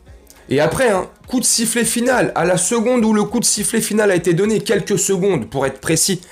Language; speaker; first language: French; native; French